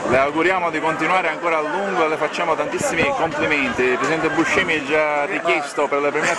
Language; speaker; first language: Italian; native; Italian